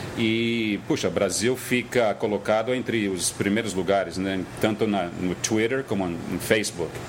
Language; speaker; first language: Portuguese; non-native, fluent; English